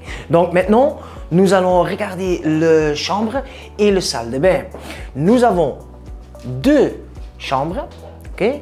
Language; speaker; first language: French; non-native, learner; Spanish